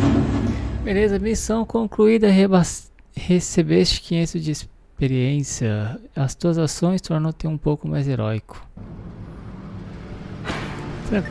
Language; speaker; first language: Portuguese; native; Portuguese